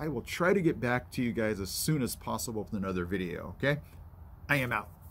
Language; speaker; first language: English; native; English